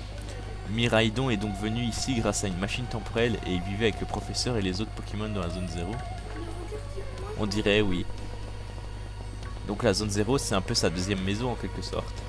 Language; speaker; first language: French; native; French